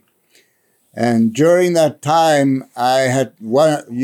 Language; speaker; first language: English; native; English